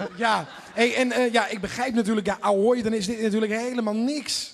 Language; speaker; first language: Dutch; native; Dutch